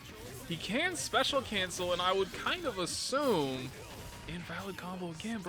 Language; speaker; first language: English; native; English